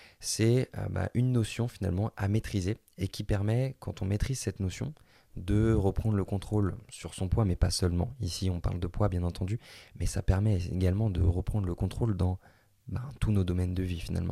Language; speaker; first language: French; native; French